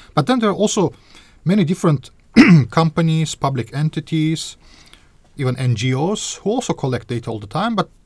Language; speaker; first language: English; non-native, fluent; Azerbaijani